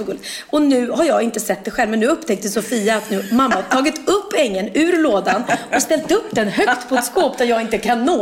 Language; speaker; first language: Swedish; native; Swedish